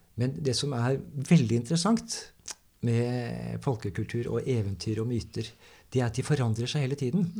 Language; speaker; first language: Norwegian; native; Norwegian